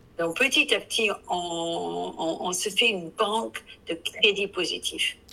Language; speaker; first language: French; non-native, fluent; English